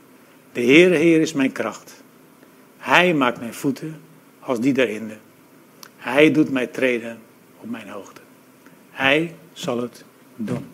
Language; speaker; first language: Dutch; native; Dutch